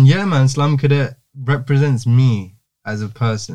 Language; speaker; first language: English; native; English